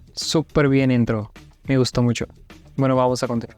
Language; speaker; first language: Spanish; non-native, learner; Hindi